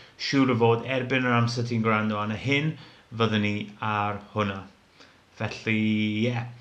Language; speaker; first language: Welsh; non-native, local second language; English